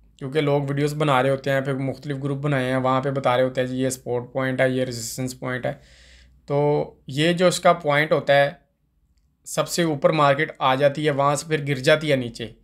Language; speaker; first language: Urdu; non-native, local second language; Punjabi